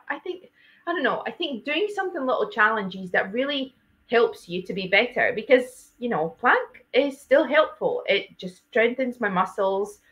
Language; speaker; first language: English; non-native, fluent; Latvian